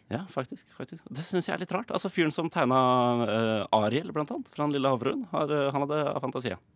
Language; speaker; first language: Norwegian; native; Norwegian